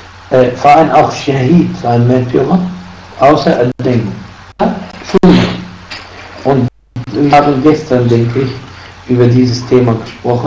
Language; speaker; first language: German; non-native, fluent; Arabic